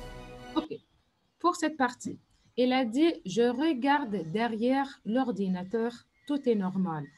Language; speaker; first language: French; non-native, fluent; Arabic